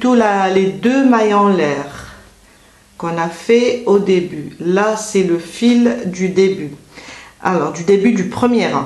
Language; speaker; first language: French; native; French